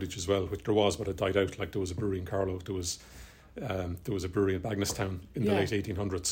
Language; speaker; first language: English; native; English